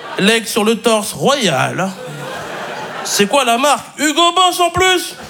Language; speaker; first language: French; native; French